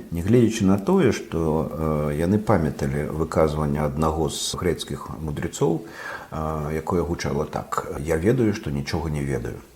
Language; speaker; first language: Belarusian; non-native, local second language; Russian